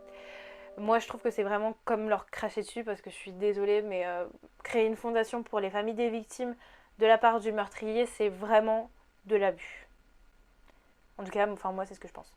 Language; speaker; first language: French; native; French